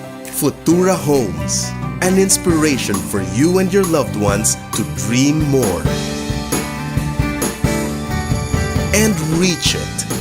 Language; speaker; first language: English; non-native, local second language; Filipino